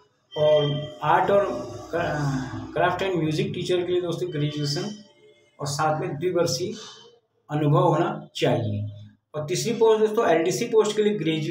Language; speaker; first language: Hindi; native; Hindi